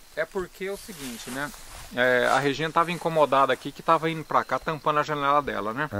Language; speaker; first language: Portuguese; native; Portuguese